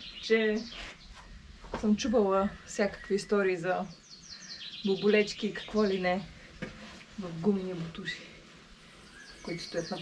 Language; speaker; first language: Bulgarian; native; Bulgarian